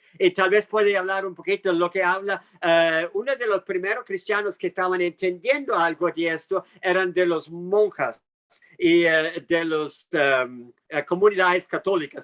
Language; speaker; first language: Spanish; non-native, fluent; English